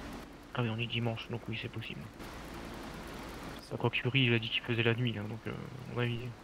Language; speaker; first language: French; native; French